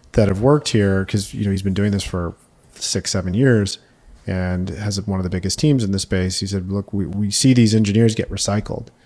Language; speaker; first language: English; native; English